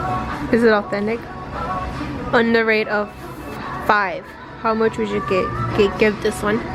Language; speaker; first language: English; non-native, fluent; Mongolian